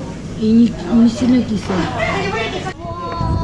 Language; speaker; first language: Russian; native; Russian